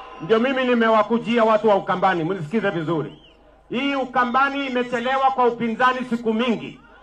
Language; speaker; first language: Swahili; non-native, local second language; Kalenjin